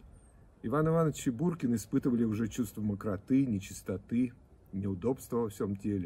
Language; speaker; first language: Russian; native; Russian